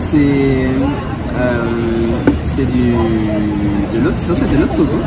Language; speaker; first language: French; native; French